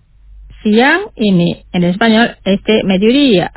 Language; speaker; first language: Spanish; non-native, fluent; Indonesian